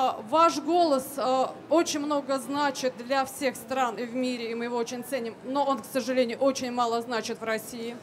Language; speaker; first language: Russian; native; Russian